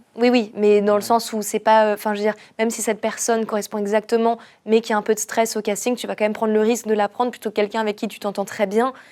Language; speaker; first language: French; native; French